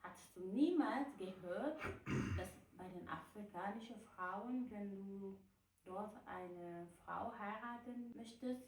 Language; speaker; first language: German; non-native, fluent; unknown